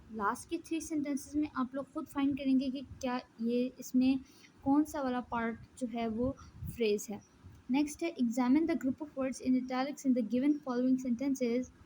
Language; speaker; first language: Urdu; native; Urdu